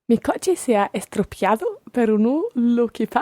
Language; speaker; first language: Spanish; non-native, learner; English